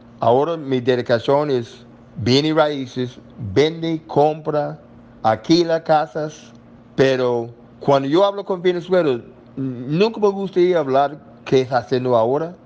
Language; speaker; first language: Spanish; non-native, learner; English